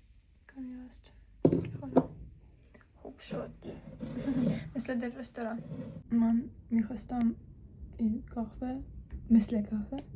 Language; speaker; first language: Persian; non-native, learner; Ukrainian